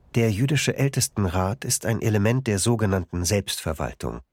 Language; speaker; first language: German; native; German